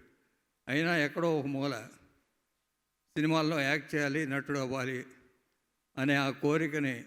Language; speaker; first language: Telugu; native; Telugu